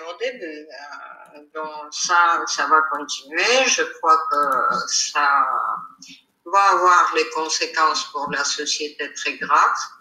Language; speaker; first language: French; non-native, fluent; Armenian